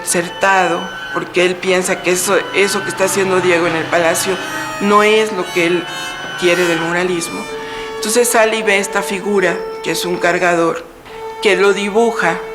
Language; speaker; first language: Spanish; native; Spanish